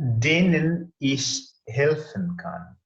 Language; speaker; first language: German; non-native, learner; English